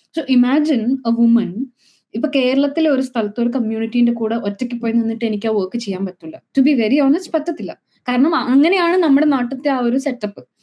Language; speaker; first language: Malayalam; native; Malayalam